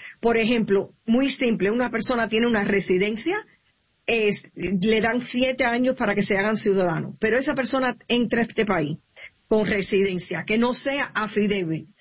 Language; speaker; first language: Spanish; early bilingual, heritage; Spanish